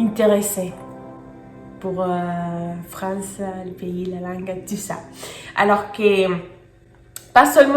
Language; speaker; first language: French; non-native, fluent; Spanish